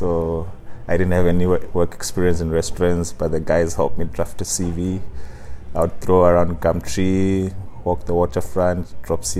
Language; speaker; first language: English; non-native, local second language; Shona